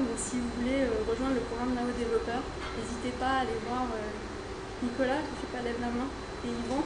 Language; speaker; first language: French; native; French